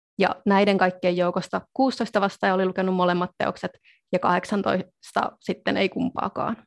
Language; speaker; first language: Finnish; native; Finnish